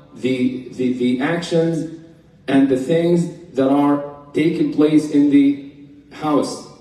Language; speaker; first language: English; non-native, fluent; Arabic